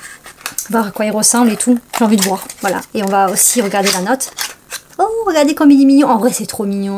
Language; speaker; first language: French; native; French